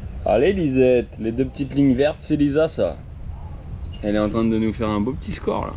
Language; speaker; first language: French; native; French